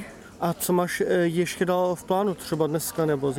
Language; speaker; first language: Czech; native; Czech